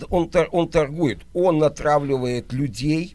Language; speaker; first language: Russian; native; Russian